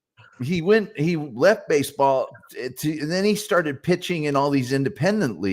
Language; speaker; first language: English; native; English